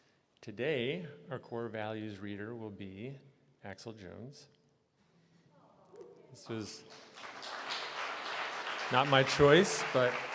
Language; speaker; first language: English; native; English